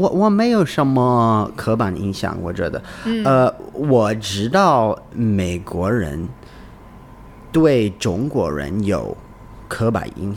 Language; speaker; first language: Chinese; non-native, learner; English